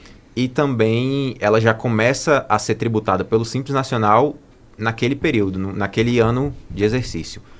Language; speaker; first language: Portuguese; native; Portuguese